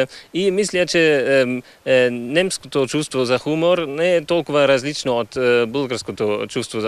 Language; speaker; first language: Bulgarian; non-native, fluent; German